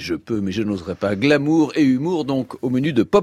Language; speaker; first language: French; native; French